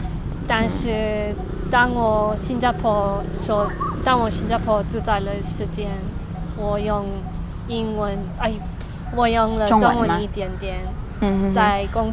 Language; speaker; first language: Chinese; non-native, learner; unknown